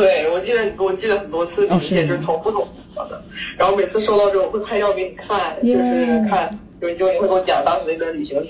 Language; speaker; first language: Chinese; native; Chinese